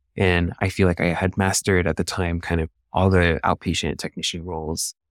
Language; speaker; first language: English; native; English